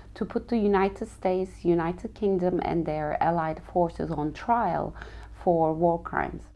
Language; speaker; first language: English; non-native, fluent; Turkish